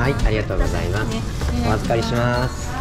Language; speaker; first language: Japanese; native; Japanese